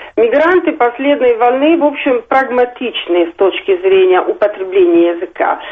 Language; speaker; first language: Russian; non-native, fluent; Italian